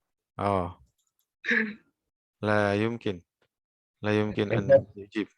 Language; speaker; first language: Arabic; non-native, fluent; Indonesian